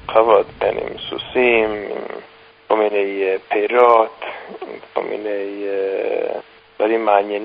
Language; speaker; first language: Hebrew; non-native, fluent; English